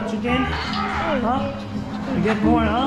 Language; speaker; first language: English; non-native, learner; Korean